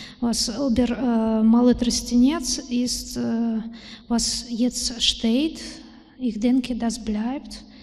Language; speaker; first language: German; non-native, learner; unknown